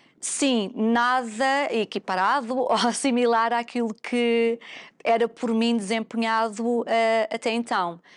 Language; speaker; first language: Portuguese; native; Portuguese